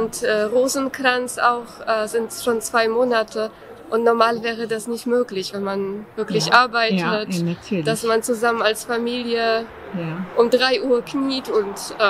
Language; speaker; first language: German; non-native, fluent; Polish